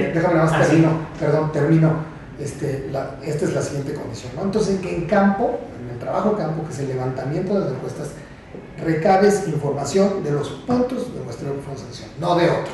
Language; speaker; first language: Spanish; native; Spanish